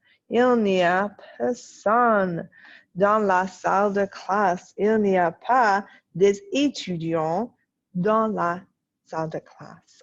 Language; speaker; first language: French; non-native, fluent; English